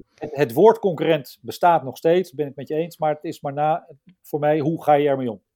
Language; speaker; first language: Dutch; native; Dutch